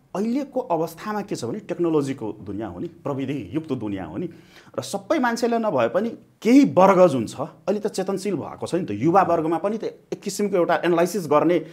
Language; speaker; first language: Nepali; non-native, local second language; Maithili